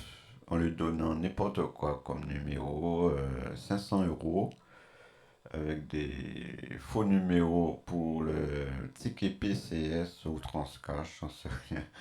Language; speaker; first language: French; native; French